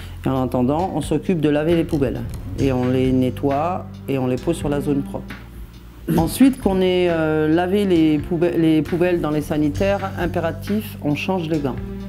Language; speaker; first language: French; native; French